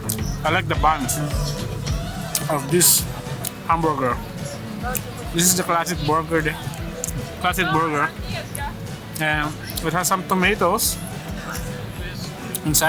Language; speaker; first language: English; non-native, local second language; Filipino